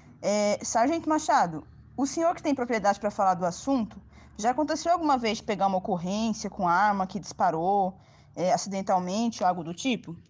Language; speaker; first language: Portuguese; native; Portuguese